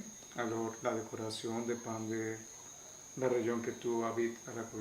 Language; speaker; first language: French; non-native, learner; Spanish